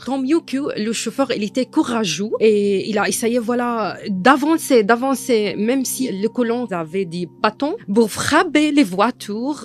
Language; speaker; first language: French; non-native, fluent; Arabic